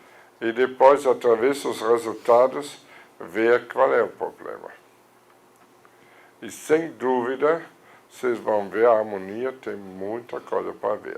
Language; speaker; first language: Portuguese; non-native, fluent; German